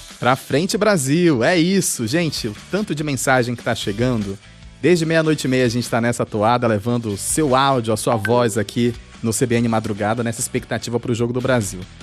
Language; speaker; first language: Portuguese; native; Portuguese